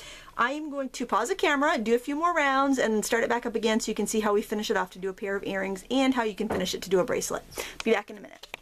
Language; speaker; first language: English; native; English